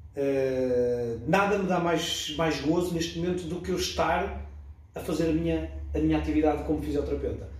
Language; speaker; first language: Portuguese; early bilingual, other home language; French